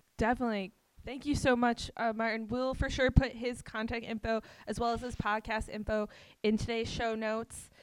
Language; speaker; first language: English; native; English